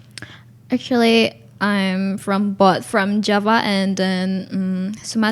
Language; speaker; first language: English; non-native, learner; Indonesian